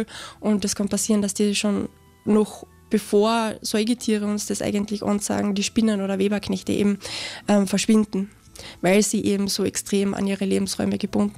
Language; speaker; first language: German; native; German